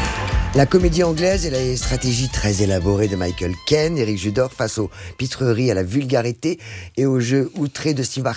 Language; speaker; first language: French; native; French